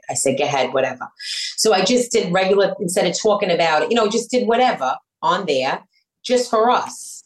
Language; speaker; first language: English; native; English